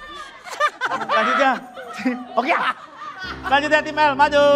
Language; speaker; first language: Indonesian; native; Indonesian